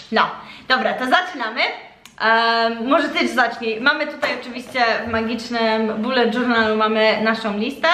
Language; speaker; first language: Polish; early bilingual, heritage; Polish